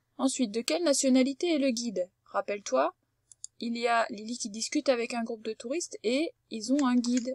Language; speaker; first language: French; native; French